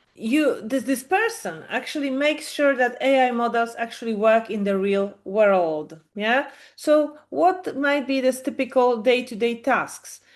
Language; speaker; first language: English; non-native, fluent; Polish